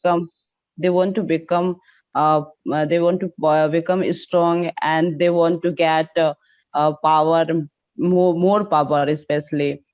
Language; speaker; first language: English; non-native, learner; Hindi